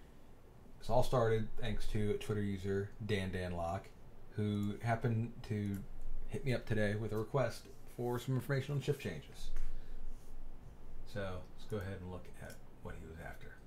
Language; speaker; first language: English; native; English